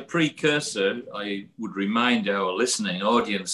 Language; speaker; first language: English; native; English